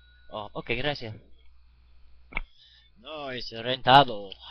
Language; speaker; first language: Spanish; non-native, learner; English